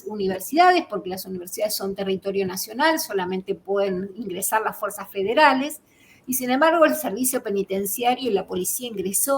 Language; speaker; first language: Spanish; native; Spanish